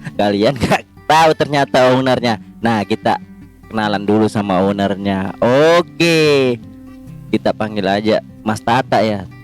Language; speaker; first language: Indonesian; native; Indonesian